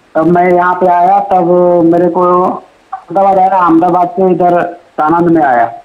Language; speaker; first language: Hindi; native; Hindi